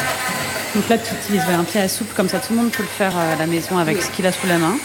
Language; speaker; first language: French; native; French